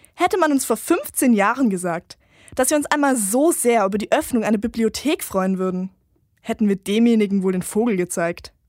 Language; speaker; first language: German; native; German